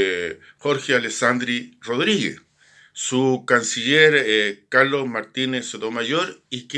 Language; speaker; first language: Spanish; native; Spanish